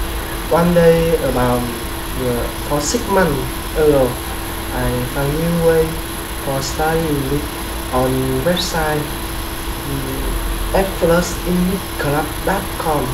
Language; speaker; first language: English; non-native, learner; Vietnamese